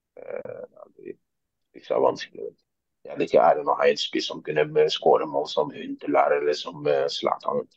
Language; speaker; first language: Norwegian; early bilingual, other home language; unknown